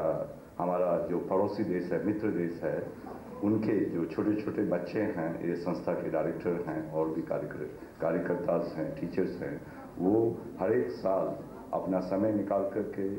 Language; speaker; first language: Hindi; native; Hindi